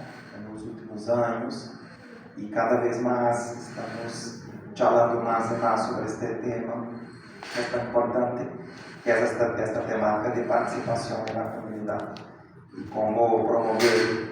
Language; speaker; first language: Spanish; non-native, fluent; Portuguese